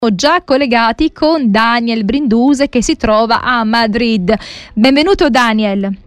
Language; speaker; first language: Italian; native; Italian